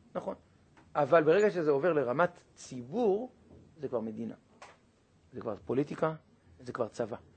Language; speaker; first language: Hebrew; native; Hebrew